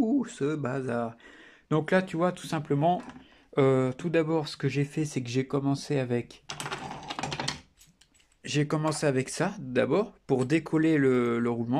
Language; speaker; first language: French; native; French